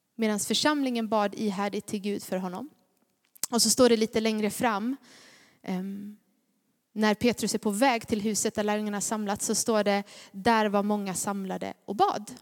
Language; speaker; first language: Swedish; native; Swedish